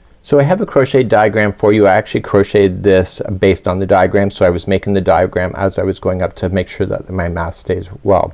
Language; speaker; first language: English; native; English